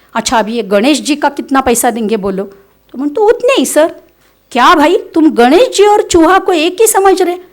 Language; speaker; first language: Hindi; non-native, local second language; Marathi